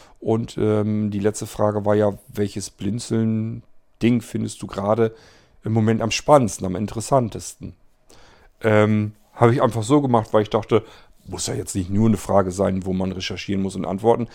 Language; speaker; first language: German; native; German